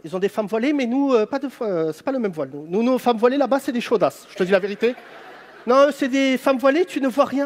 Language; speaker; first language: French; native; French